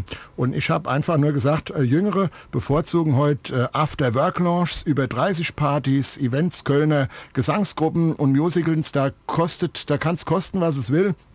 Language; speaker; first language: German; native; German